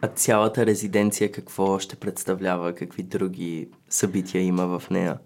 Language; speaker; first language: Bulgarian; native; Bulgarian